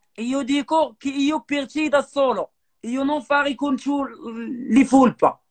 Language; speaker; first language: Italian; non-native, learner; Arabic